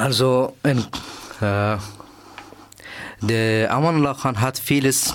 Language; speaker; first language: German; non-native, learner; Persian